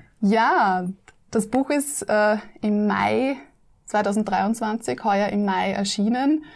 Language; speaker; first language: German; native; German